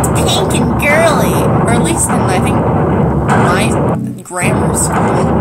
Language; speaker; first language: English; native; English